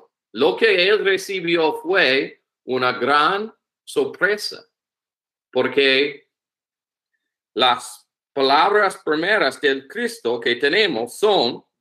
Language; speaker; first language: Spanish; non-native, learner; English